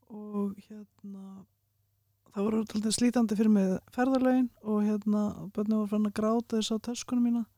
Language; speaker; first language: Icelandic; early bilingual, other home language; Russian